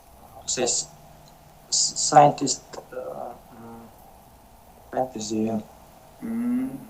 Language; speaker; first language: English; non-native, learner; Russian